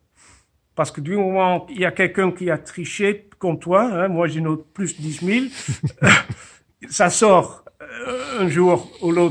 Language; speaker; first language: French; non-native, fluent; Dutch